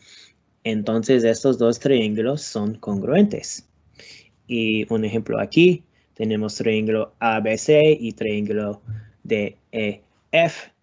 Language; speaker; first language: Spanish; non-native, learner; English